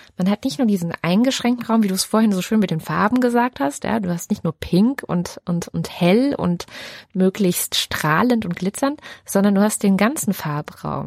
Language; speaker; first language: German; native; German